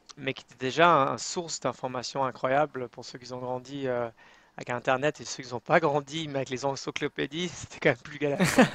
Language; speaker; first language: French; native; French